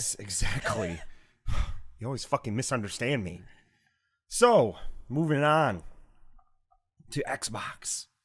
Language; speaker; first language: English; native; English